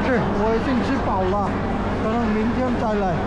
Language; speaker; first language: Chinese; non-native, fluent; Bangla